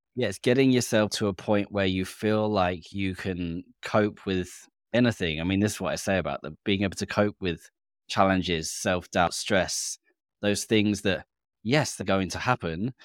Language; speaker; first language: English; native; English